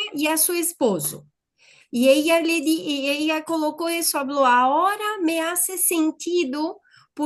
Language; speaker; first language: Spanish; non-native, fluent; Portuguese